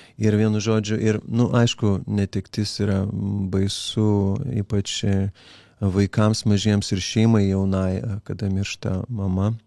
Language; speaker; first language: Lithuanian; early bilingual, other home language; Kurdish